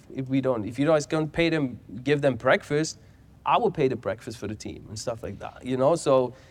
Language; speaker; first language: English; non-native, fluent; German